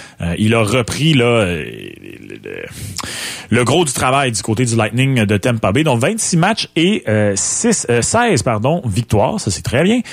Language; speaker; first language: French; native; French